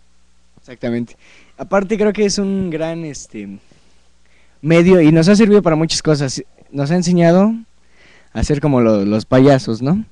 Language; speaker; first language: Spanish; native; Spanish